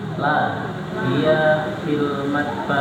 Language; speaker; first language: Arabic; non-native, learner; Indonesian